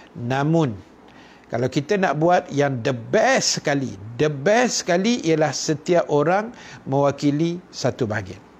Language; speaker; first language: Malay; native; Malay